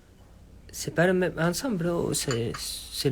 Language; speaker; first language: French; non-native, learner; Japanese